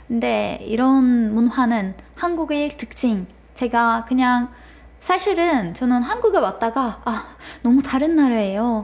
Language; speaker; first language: Korean; non-native, fluent; Turkish